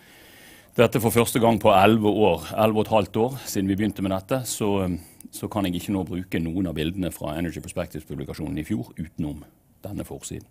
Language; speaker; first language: Norwegian; native; Norwegian